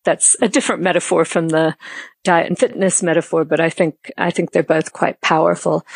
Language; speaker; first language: English; native; English